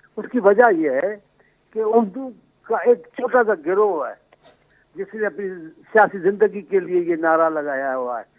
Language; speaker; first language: Urdu; non-native, local second language; Sindhi